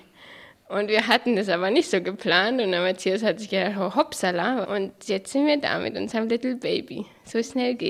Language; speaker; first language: German; native; German